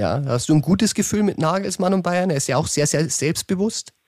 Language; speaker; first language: German; native; German